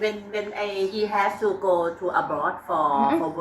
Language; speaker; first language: English; non-native, fluent; Thai